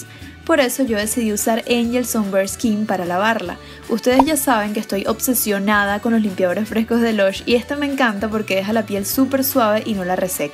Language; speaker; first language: Spanish; native; Spanish